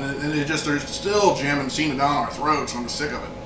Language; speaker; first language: English; native; English